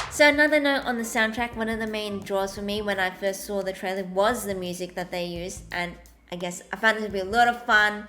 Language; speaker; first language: English; native; English